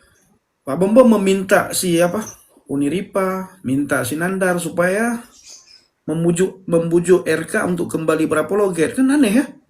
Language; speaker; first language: Indonesian; native; Indonesian